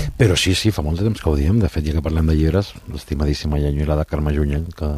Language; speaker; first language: Catalan; non-native, local second language; Spanish